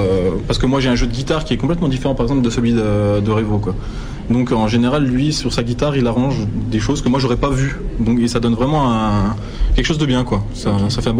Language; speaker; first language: French; native; French